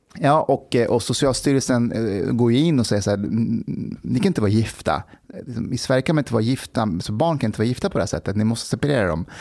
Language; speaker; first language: Swedish; early bilingual, other home language; Persian